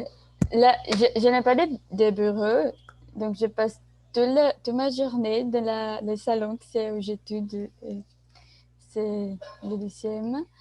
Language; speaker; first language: French; non-native, learner; Portuguese